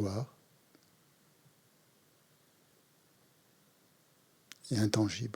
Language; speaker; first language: French; native; French